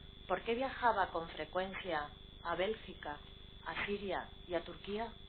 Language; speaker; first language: Spanish; native; Spanish